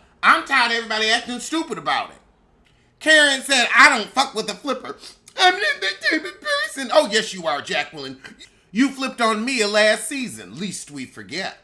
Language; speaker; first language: English; native; English